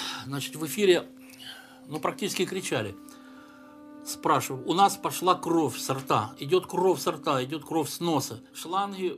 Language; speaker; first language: Russian; native; Russian